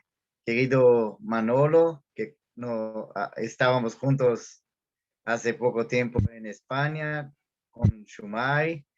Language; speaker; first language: Spanish; non-native, fluent; Portuguese